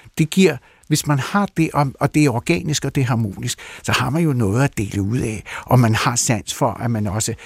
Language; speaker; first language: Danish; early bilingual, other home language; Russian